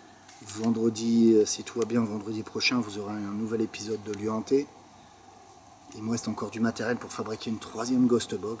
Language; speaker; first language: French; native; French